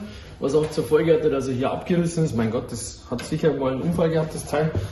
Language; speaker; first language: German; native; German